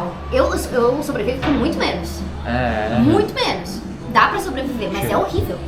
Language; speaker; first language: Portuguese; native; Portuguese